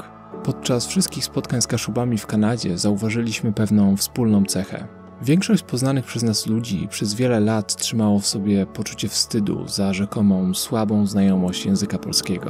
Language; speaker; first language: Polish; native; Polish